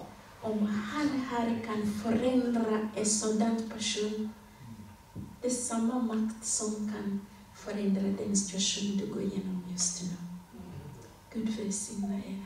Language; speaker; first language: Swedish; non-native, learner; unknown